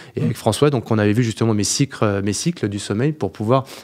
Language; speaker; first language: French; native; French